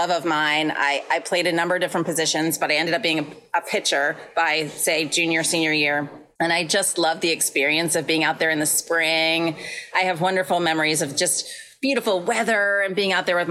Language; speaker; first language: English; native; English